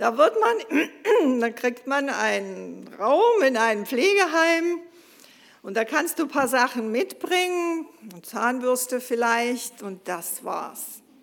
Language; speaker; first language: German; non-native, fluent; Croatian